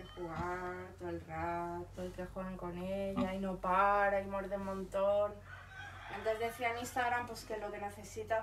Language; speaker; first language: Spanish; native; Spanish